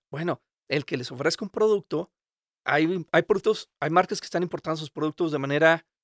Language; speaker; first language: Spanish; native; Spanish